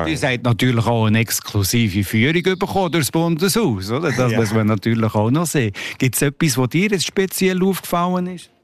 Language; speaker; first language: German; native; German